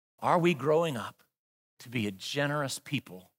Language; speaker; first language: English; native; English